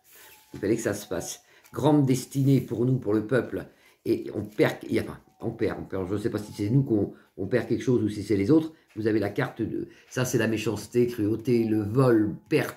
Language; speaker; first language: French; native; French